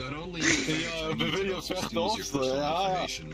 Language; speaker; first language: English; non-native, fluent; German